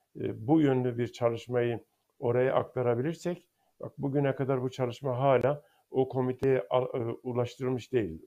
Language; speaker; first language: Turkish; non-native, local second language; Zaza